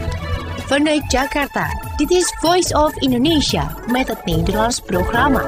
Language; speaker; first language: Dutch; non-native, learner; Indonesian